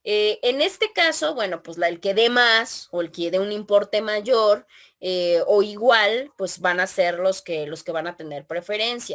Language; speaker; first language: Spanish; native; Spanish